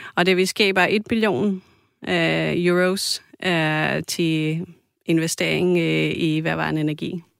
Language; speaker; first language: Danish; non-native, fluent; Croatian